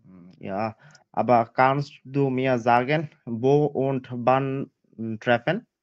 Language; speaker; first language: German; non-native, learner; Bangla